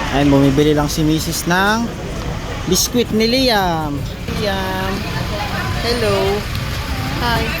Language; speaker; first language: Filipino; non-native, local second language; Cebuano